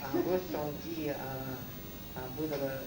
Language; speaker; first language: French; non-native, fluent; Russian